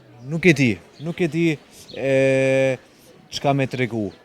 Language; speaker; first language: Albanian; non-native, fluent; German